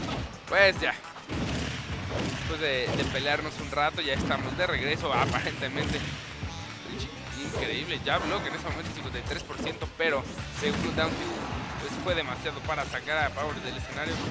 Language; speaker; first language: Spanish; native; Spanish